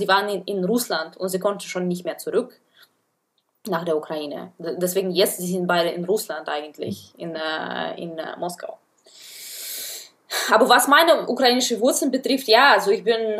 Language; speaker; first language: German; non-native, fluent; Russian